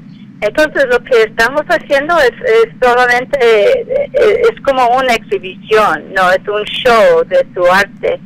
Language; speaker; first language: Spanish; non-native, fluent; English